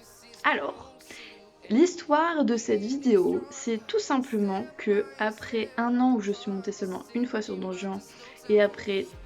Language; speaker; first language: French; native; French